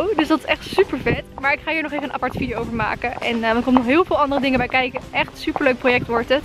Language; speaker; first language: Dutch; native; Dutch